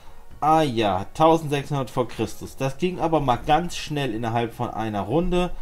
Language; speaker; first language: German; native; German